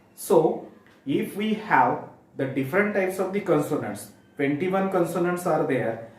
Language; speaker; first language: English; non-native, local second language; Marathi